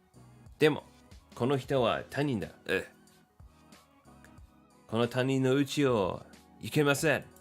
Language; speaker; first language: Japanese; non-native, learner; English